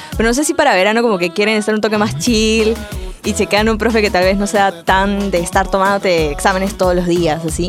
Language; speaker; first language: Spanish; native; Spanish